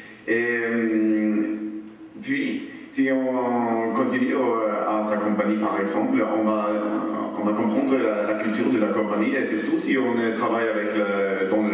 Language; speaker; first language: French; non-native, learner; Swedish